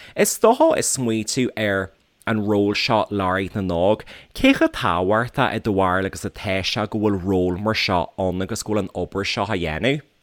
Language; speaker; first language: Irish; native; Irish